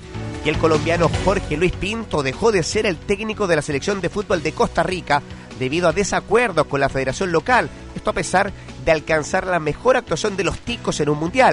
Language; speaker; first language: Spanish; native; Spanish